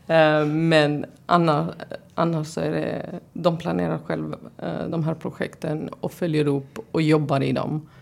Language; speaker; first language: Swedish; early bilingual, other home language; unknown